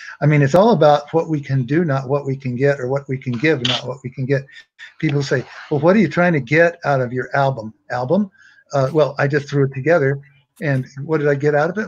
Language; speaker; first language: English; native; English